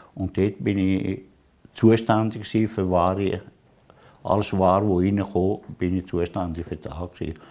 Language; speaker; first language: German; non-native, learner; Italian